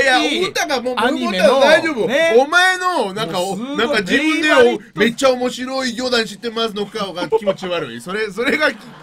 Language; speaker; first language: Japanese; non-native, learner; Spanish